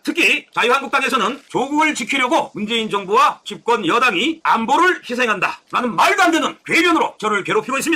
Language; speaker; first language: Korean; native; Korean